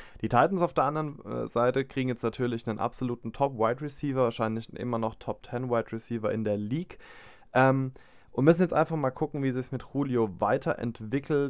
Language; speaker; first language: German; native; German